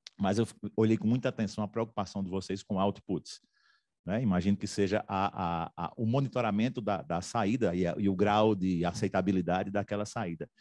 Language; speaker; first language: Portuguese; native; Portuguese